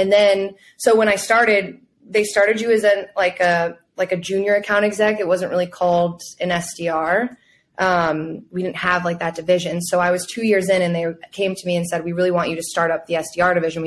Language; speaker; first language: English; native; English